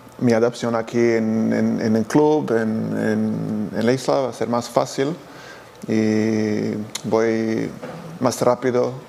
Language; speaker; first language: Spanish; non-native, fluent; Serbian